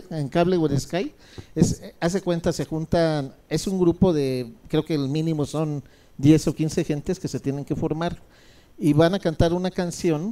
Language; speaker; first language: Spanish; native; Spanish